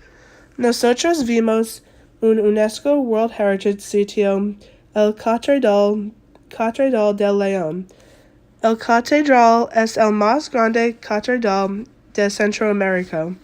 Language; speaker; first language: Spanish; non-native, learner; English